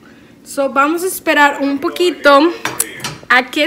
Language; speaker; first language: Spanish; early bilingual, heritage; Spanish